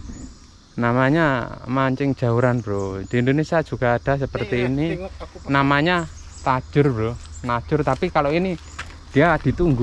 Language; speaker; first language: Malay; non-native, local second language; Javanese